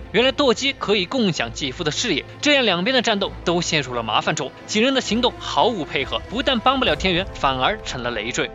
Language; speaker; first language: Chinese; native; Chinese